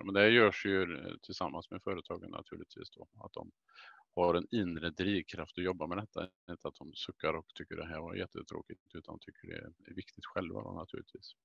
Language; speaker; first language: Swedish; native; Swedish